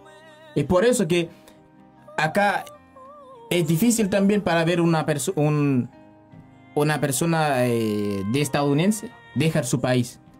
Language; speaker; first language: Spanish; non-native, learner; Haitian Creole